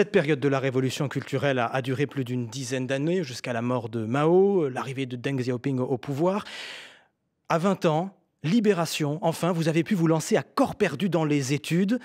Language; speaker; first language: French; native; French